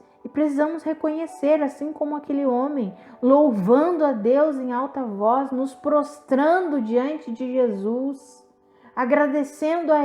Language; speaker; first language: Portuguese; native; Portuguese